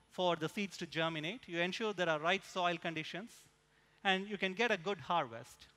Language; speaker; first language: English; non-native, local second language; Tamil